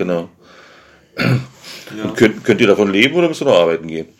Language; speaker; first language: German; native; German